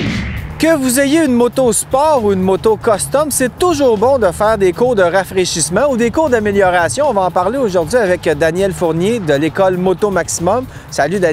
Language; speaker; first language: French; native; French